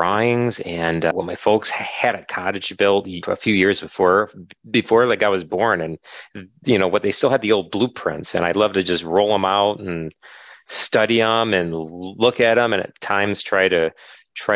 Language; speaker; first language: English; native; English